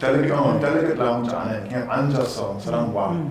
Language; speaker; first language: Korean; non-native, learner; English